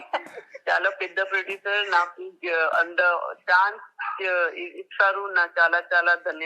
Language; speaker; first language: Telugu; non-native, learner; Gujarati